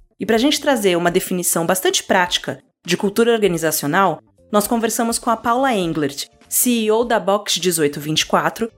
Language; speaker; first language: Portuguese; native; Portuguese